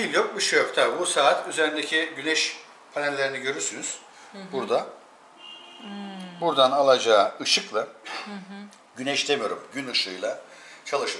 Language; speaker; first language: Turkish; native; Turkish